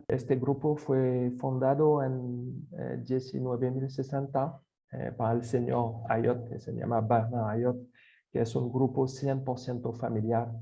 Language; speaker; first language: Spanish; non-native, fluent; French